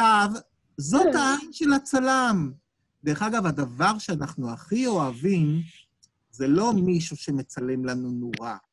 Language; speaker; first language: Hebrew; native; Hebrew